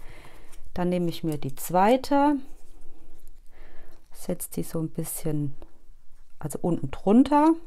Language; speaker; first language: German; native; German